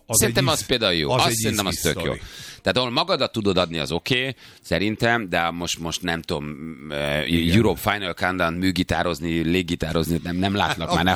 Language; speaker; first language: Hungarian; native; Hungarian